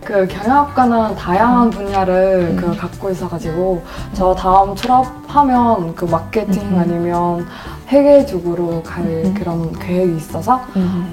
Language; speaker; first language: Korean; non-native, fluent; Mongolian